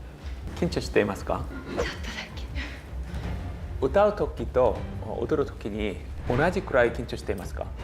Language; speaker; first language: Japanese; non-native, learner; Korean